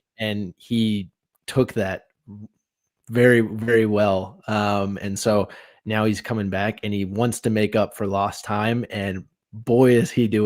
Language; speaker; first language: English; native; English